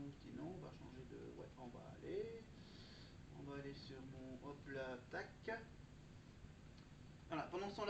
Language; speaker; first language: French; native; French